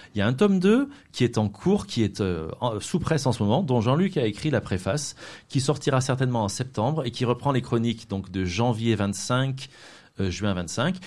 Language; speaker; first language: French; native; French